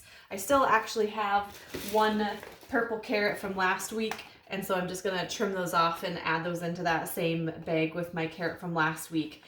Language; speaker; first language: English; native; English